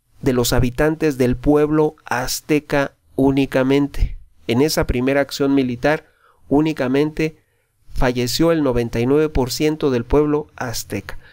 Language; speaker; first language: Spanish; native; Spanish